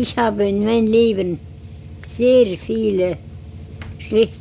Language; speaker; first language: German; non-native, learner; Estonian